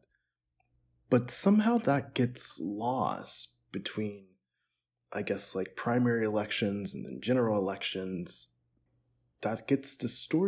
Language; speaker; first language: English; native; English